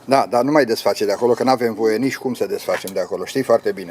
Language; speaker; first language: Romanian; native; Romanian